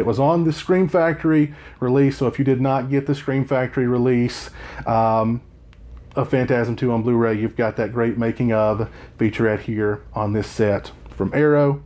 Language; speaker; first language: English; native; English